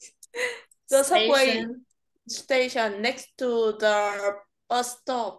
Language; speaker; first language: English; non-native, learner; Vietnamese